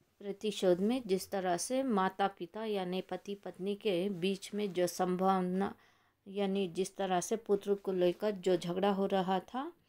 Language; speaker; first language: Hindi; non-native, local second language; Kannada